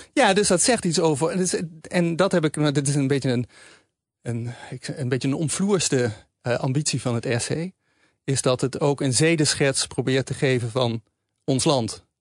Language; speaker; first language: Dutch; native; Dutch